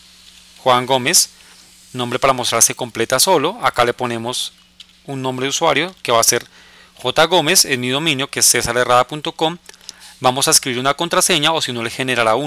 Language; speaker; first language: Spanish; native; Spanish